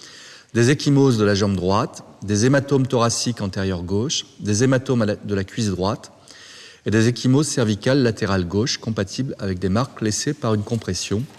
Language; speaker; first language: French; native; French